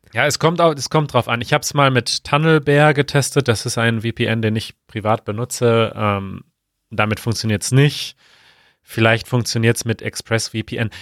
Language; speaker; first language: German; native; German